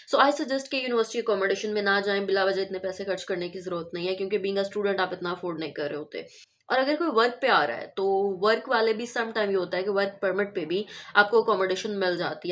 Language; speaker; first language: Urdu; non-native, local second language; Punjabi